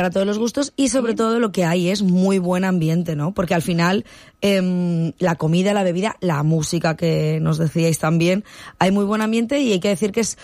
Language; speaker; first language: Spanish; native; Spanish